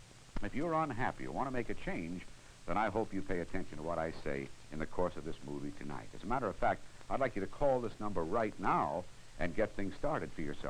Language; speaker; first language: English; native; English